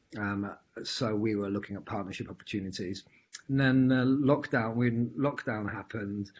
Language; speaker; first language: English; native; English